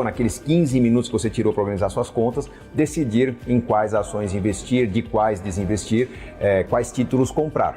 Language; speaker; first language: Portuguese; native; Portuguese